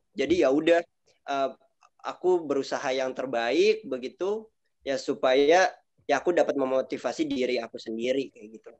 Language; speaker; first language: Indonesian; native; Indonesian